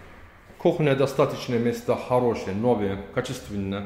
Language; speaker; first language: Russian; non-native, learner; Turkish